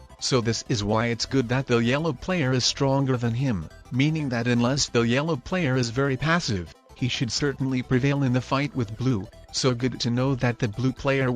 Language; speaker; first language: English; non-native, fluent; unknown